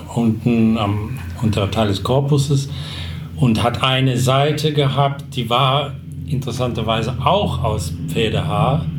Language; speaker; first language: German; non-native, fluent; English